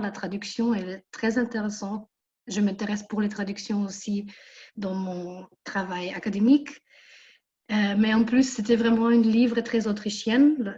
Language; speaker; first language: French; non-native, fluent; German